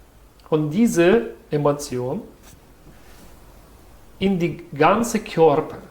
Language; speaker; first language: German; non-native, learner; Russian